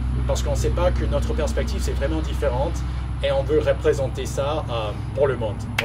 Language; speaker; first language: French; non-native, local second language; English